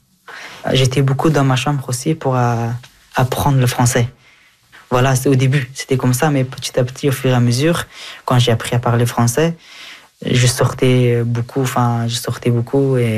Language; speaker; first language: French; non-native, fluent; Persian